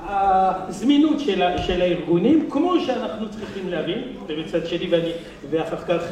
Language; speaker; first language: Hebrew; non-native, fluent; French